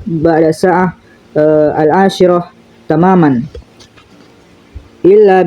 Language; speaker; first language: Arabic; non-native, learner; Indonesian